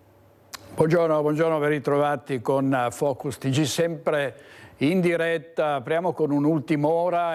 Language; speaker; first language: Italian; native; Italian